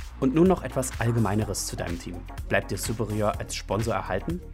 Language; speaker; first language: German; native; German